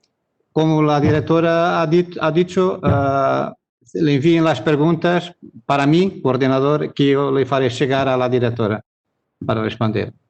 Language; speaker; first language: Spanish; non-native, learner; Portuguese